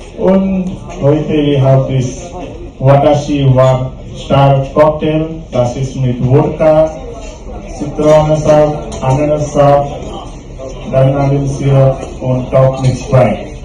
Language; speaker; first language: German; non-native, fluent; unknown